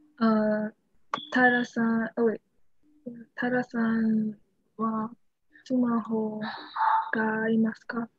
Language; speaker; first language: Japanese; non-native, learner; English